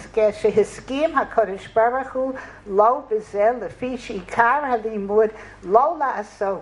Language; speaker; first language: Hebrew; non-native, fluent; English